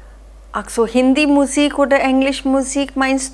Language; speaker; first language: German; non-native, fluent; Hindi